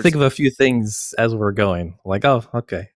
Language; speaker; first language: English; native; English